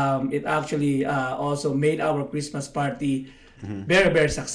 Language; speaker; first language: English; non-native, local second language; Filipino